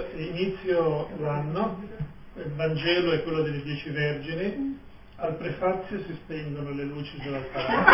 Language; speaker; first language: Italian; native; Italian